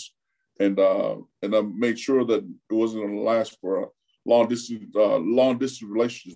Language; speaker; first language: English; early bilingual, other home language; Tongan